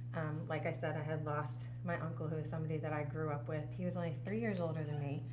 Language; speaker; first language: English; native; English